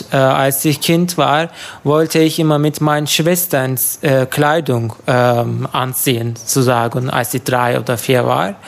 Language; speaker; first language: German; non-native, learner; Turkish